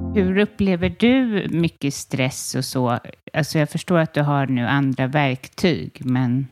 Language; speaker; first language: Swedish; native; Swedish